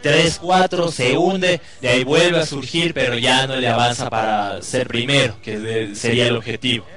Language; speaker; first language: Spanish; native; Spanish